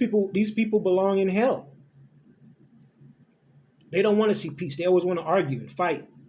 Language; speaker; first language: English; native; English